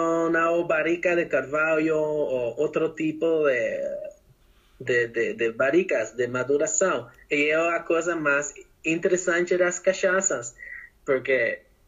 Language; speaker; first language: Portuguese; non-native, learner; Spanish